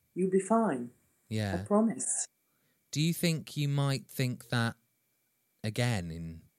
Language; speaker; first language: English; non-native, fluent; Swedish